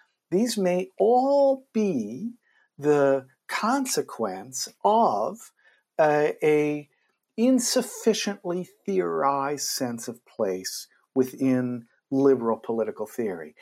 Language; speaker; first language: English; native; English